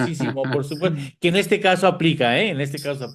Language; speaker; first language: Spanish; native; Spanish